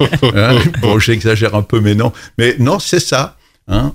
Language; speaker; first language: French; native; French